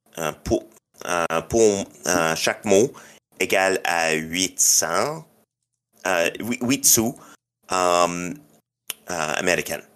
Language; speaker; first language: French; non-native, local second language; English